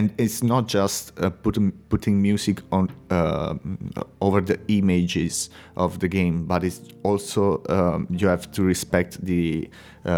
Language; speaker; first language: English; non-native, fluent; Italian